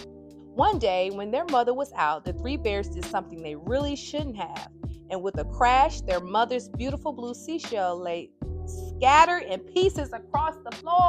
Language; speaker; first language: English; native; English